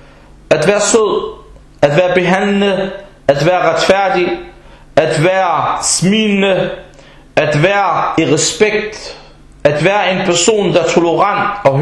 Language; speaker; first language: Danish; early bilingual, other home language; Arabic